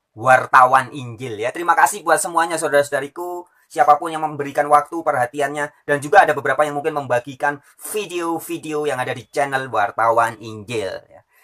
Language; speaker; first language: Indonesian; native; Indonesian